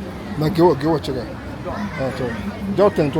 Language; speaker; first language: Chinese; non-native, learner; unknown